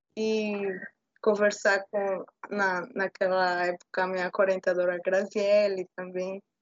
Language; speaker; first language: Portuguese; non-native, fluent; Spanish